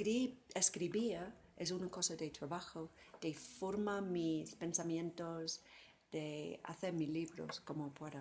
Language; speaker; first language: Spanish; non-native, fluent; English